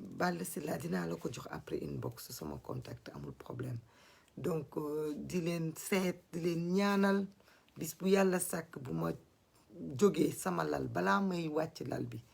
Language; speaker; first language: Wolof; non-native, local second language; Fula